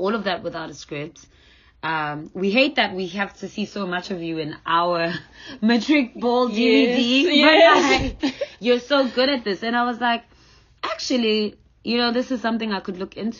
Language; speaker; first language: English; non-native, local second language; Zulu